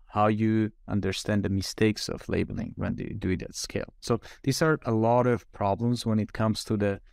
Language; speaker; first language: English; non-native, fluent; Armenian